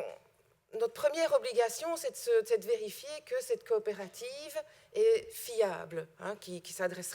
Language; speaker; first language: French; native; French